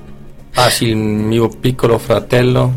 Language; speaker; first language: Italian; non-native, learner; German